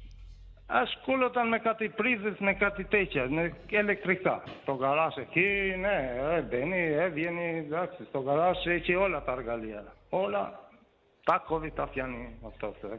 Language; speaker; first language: Greek; non-native, learner; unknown